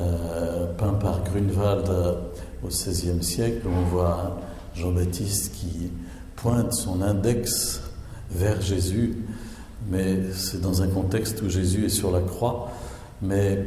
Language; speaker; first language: French; native; French